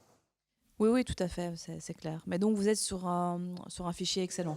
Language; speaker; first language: French; native; French